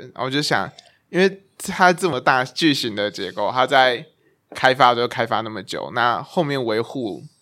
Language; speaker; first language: Chinese; native; Chinese